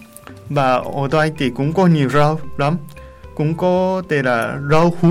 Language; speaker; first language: Vietnamese; non-native, learner; Japanese